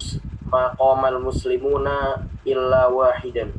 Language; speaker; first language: Arabic; non-native, learner; Indonesian